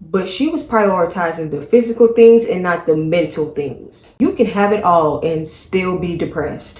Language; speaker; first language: English; native; English